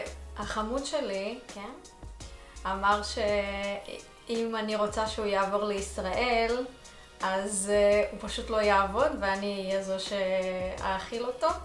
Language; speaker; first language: Hebrew; early bilingual, other home language; Russian